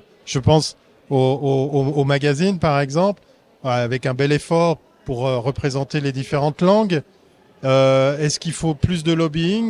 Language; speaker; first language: French; native; French